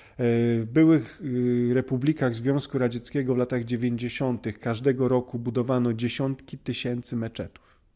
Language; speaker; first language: Polish; native; Polish